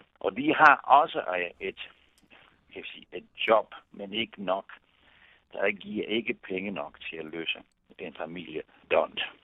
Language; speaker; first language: Danish; non-native, fluent; Italian